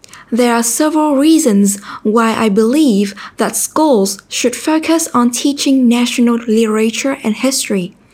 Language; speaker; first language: English; non-native, fluent; Vietnamese